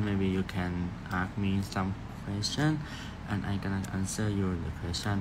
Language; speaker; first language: English; non-native, learner; Thai